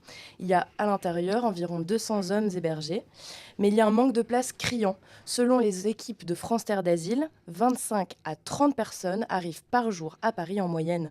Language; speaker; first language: French; native; French